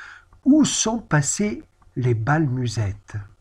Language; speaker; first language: French; native; French